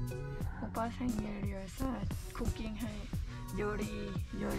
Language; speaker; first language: Korean; non-native, learner; Thai